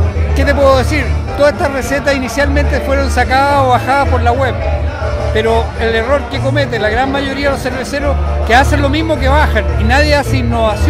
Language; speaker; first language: Spanish; native; Spanish